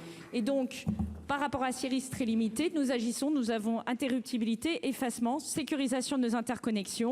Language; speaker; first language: French; native; French